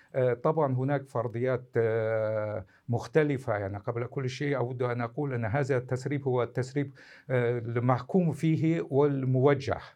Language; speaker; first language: Arabic; non-native, fluent; Russian